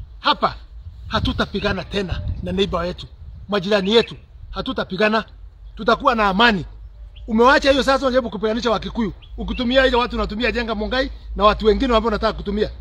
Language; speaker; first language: Swahili; native; Swahili